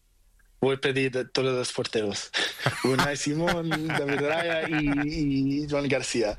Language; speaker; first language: Spanish; non-native, learner; Portuguese